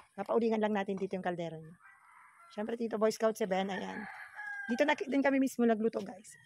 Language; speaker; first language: Filipino; native; Filipino